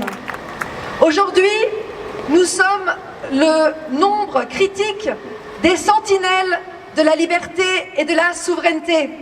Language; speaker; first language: French; native; French